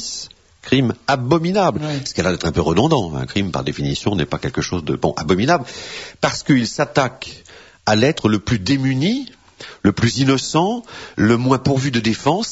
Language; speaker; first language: French; native; French